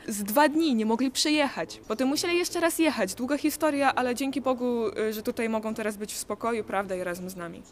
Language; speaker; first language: Polish; early bilingual, other home language; Ukrainian